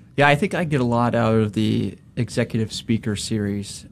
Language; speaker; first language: English; native; English